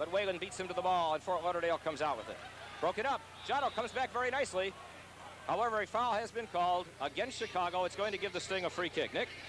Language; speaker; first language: English; native; English